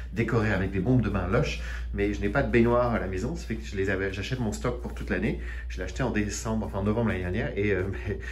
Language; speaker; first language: French; native; French